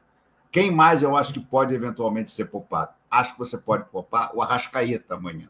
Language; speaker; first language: Portuguese; native; Portuguese